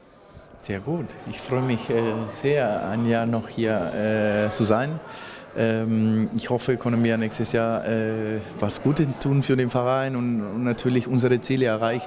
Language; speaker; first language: German; non-native, fluent; Spanish